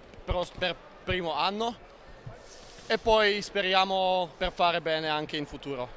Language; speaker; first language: Italian; non-native, learner; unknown